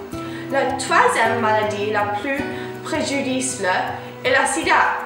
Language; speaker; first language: French; non-native, learner; English